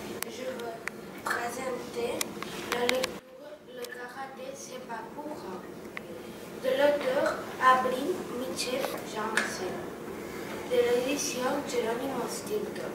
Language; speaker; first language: French; non-native, learner; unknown